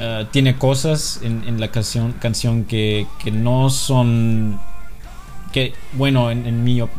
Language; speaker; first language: Spanish; non-native, fluent; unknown